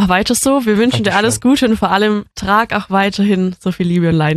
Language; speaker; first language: German; native; German